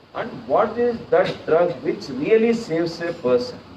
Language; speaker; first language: English; non-native, local second language; Kannada